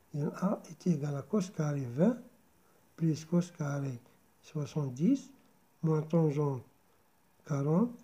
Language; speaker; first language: French; non-native, local second language; Arabic